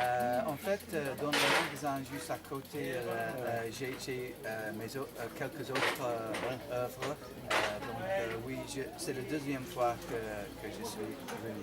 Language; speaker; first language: French; non-native, fluent; English